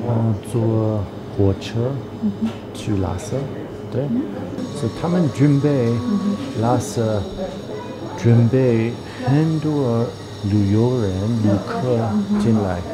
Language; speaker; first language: Chinese; non-native, learner; English